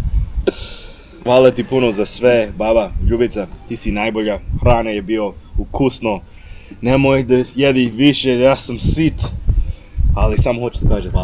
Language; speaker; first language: Bosnian; non-native, learner; English